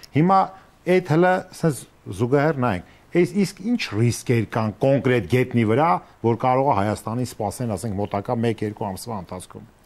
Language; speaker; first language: Armenian; native; Armenian